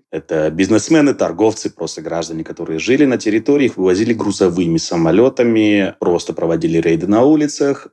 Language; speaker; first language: Russian; non-native, local second language; Georgian